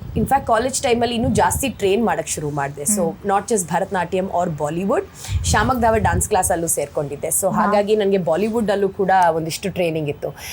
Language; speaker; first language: Kannada; non-native, local second language; Tamil